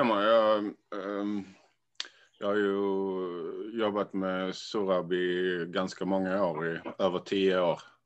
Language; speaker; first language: Swedish; native; Swedish